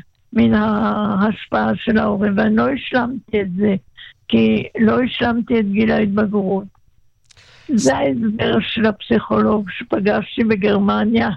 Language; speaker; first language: Hebrew; non-native, local second language; German